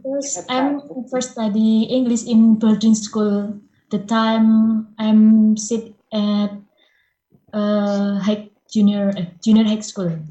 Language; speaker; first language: English; non-native, learner; Indonesian